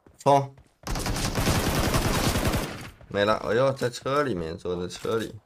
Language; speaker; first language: Chinese; native; Chinese